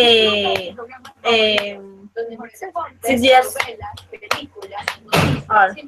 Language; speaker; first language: English; non-native, learner; Spanish